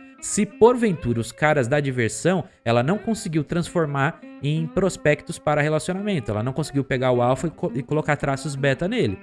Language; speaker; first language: Portuguese; native; Portuguese